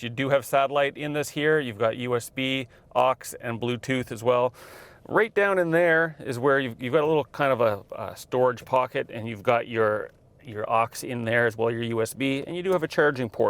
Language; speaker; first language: English; native; English